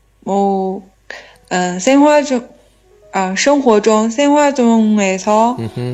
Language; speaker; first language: Korean; non-native, learner; Chinese